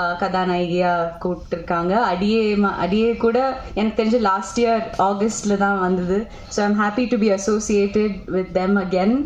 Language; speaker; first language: Tamil; non-native, local second language; Malayalam